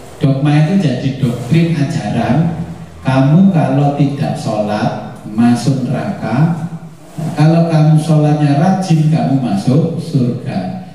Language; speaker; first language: Indonesian; native; Indonesian